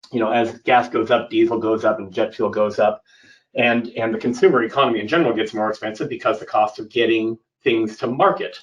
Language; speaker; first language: English; native; English